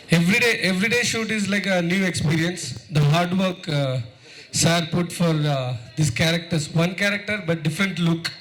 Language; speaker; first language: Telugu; non-native, learner; Tamil